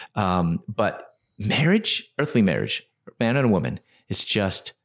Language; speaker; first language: English; native; English